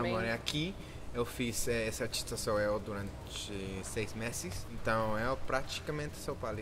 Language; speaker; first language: Portuguese; non-native, fluent; Spanish